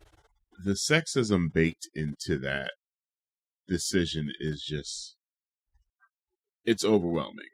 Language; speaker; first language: English; native; English